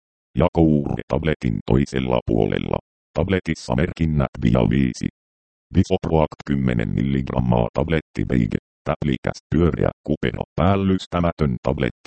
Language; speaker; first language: Finnish; native; Finnish